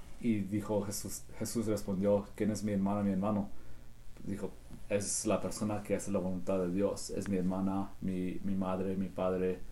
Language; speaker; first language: Spanish; early bilingual, heritage; Spanish